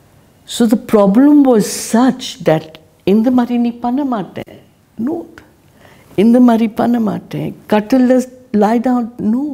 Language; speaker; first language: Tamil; non-native, learner; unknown